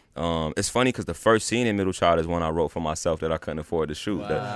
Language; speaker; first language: English; native; English